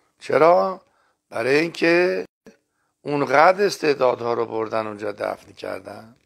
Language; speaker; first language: Persian; non-native, local second language; Azerbaijani